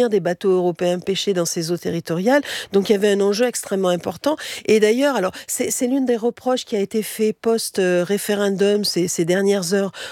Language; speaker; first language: French; native; French